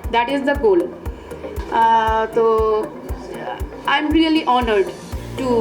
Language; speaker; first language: English; non-native, local second language; Bangla